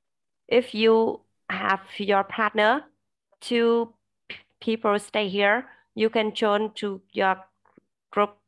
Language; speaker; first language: English; non-native, learner; Vietnamese